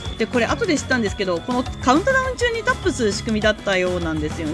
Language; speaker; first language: Japanese; native; Japanese